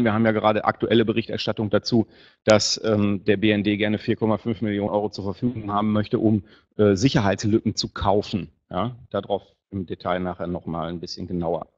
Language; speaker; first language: German; native; German